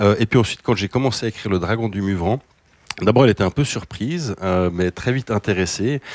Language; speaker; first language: French; non-native, local second language; Swedish